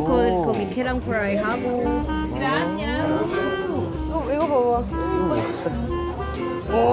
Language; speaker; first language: Korean; non-native, learner; Spanish